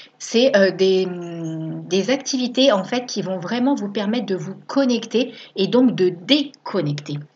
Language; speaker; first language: French; native; French